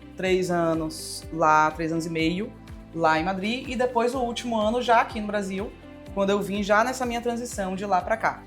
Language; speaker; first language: Portuguese; early bilingual, heritage; Portuguese